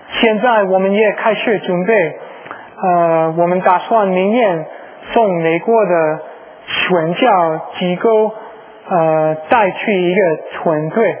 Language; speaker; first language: Chinese; non-native, learner; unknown